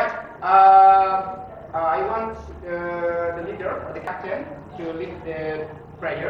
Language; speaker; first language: English; non-native, fluent; Indonesian